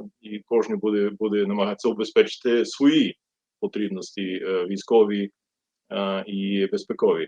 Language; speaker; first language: Ukrainian; non-native, fluent; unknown